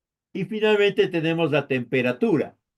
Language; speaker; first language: Spanish; native; Spanish